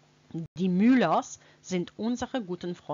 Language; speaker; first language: German; non-native, fluent; Russian